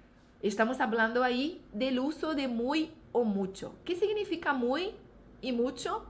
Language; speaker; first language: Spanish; non-native, fluent; Portuguese